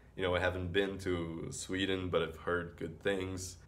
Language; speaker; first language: English; non-native, fluent; Portuguese